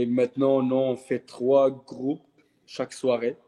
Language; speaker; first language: French; non-native, local second language; Arabic